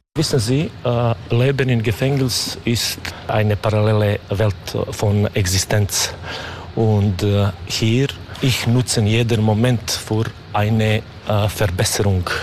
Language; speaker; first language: German; non-native, learner; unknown